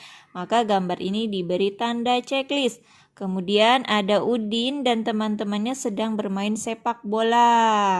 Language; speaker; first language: Indonesian; native; Indonesian